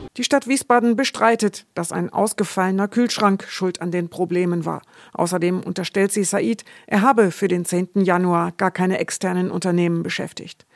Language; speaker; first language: German; native; German